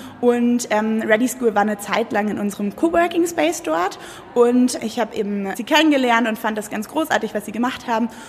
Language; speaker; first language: German; native; German